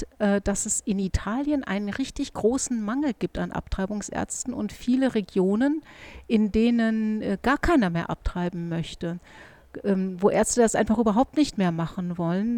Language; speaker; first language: German; native; German